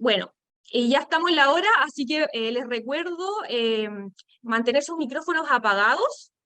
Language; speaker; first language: Spanish; native; Spanish